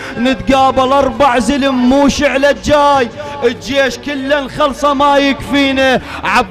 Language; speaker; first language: Arabic; native; Arabic